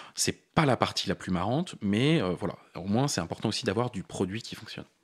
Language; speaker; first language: French; native; French